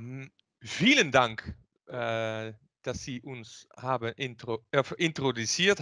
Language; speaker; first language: German; non-native, learner; Dutch